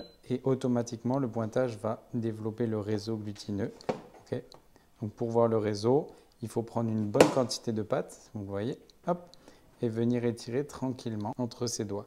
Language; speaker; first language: French; native; French